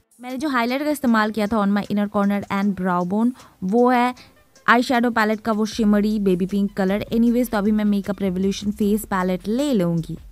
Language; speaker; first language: Hindi; non-native, local second language; Bangla